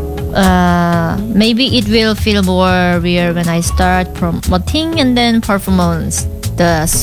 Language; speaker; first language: English; non-native, learner; Korean